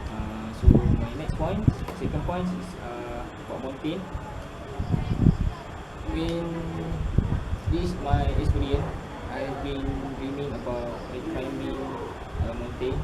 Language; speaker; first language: English; non-native, learner; Malay